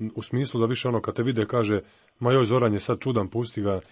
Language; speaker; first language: Croatian; native; Croatian